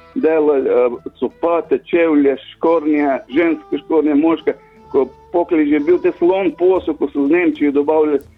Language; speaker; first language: Slovenian; native; Slovenian